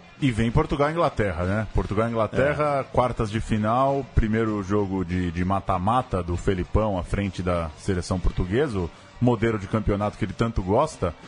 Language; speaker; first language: Portuguese; native; Portuguese